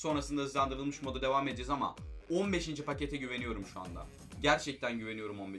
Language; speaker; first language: Turkish; native; Turkish